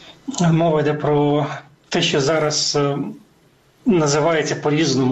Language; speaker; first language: Ukrainian; native; Ukrainian